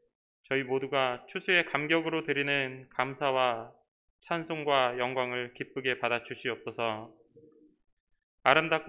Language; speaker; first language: Korean; native; Korean